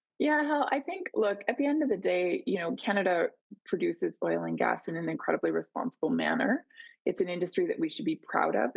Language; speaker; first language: English; native; English